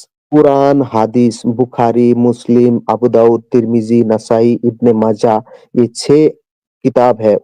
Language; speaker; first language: Hindi; non-native, local second language; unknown